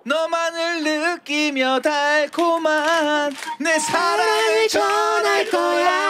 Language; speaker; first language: Korean; native; Korean